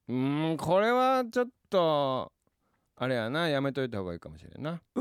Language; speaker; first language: Japanese; native; Japanese